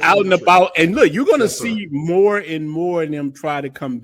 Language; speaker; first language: English; native; English